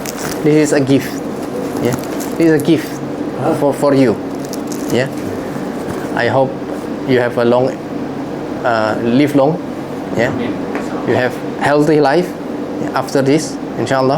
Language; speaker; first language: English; non-native, learner; Indonesian